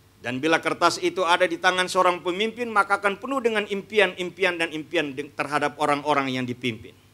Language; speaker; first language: Indonesian; native; Indonesian